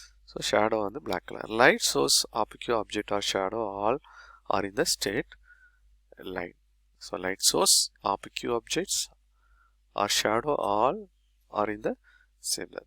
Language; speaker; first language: English; non-native, local second language; Tamil